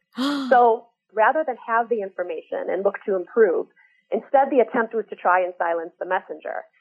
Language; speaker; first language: English; native; English